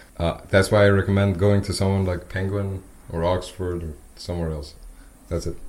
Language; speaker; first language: English; non-native, fluent; Persian